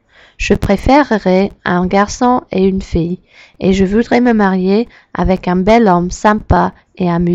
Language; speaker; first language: French; non-native, learner; English